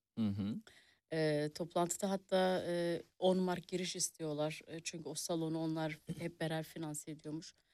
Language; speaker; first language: Turkish; early bilingual, heritage; Turkish